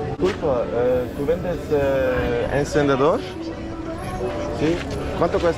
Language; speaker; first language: Spanish; non-native, learner; Turkish